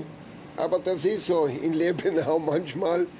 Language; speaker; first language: German; non-native, fluent; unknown